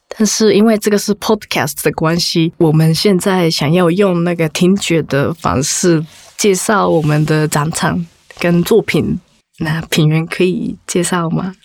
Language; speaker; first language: Chinese; non-native, fluent; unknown